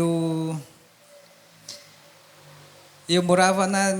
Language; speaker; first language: Portuguese; non-native, local second language; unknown